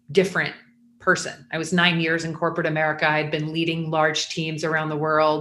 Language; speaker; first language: English; native; English